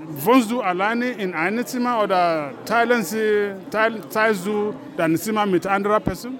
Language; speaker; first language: German; non-native, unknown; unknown